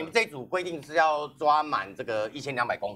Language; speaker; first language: Chinese; native; Chinese